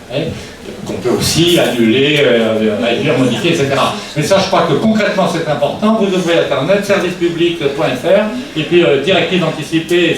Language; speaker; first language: French; native; French